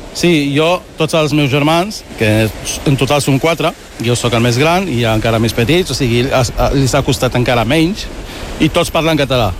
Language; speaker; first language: Catalan; early bilingual, other home language; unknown